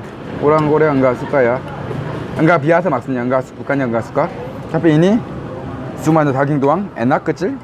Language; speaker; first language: Indonesian; non-native, fluent; Korean